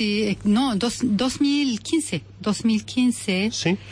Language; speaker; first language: Spanish; non-native, learner; Arabic